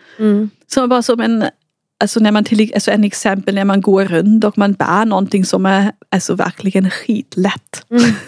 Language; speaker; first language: Swedish; non-native, fluent; German